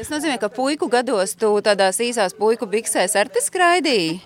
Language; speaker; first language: Latvian; native; Latvian